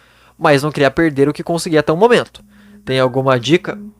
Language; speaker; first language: Portuguese; native; Portuguese